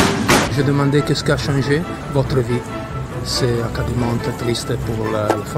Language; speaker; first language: French; non-native, learner; Italian